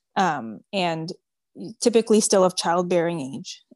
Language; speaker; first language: English; early bilingual, other home language; French